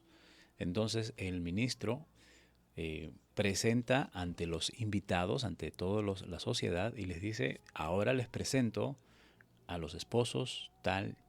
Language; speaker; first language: Spanish; native; Spanish